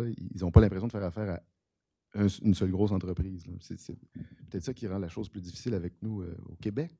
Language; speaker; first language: French; native; French